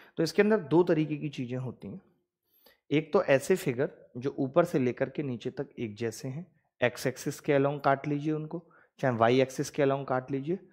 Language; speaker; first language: Hindi; native; Hindi